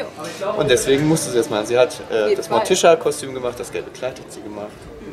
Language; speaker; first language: German; native; German